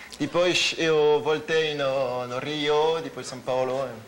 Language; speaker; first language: Portuguese; non-native, learner; French